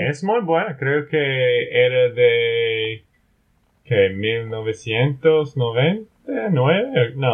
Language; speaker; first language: Spanish; non-native, learner; English